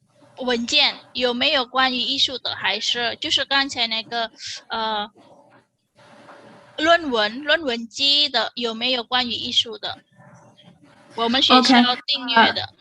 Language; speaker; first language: Chinese; non-native, fluent; Indonesian